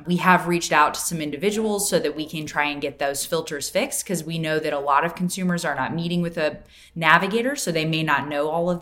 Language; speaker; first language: English; native; English